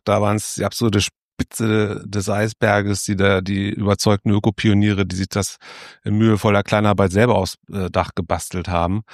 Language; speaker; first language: German; native; German